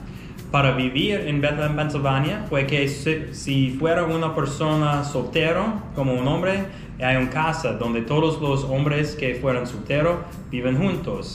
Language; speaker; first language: Spanish; non-native, fluent; English